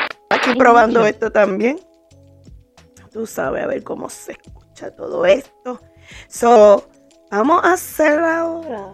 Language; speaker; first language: Spanish; early bilingual, heritage; Spanish